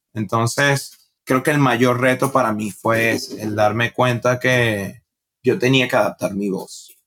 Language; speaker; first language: Spanish; native; Spanish